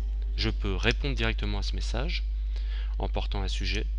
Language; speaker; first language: French; native; French